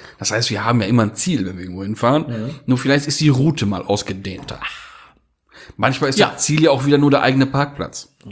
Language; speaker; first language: German; native; German